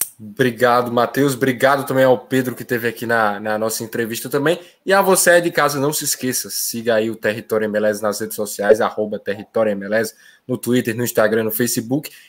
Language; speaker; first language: Portuguese; native; Portuguese